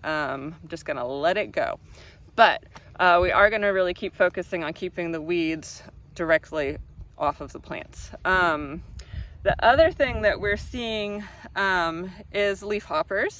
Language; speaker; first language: English; native; English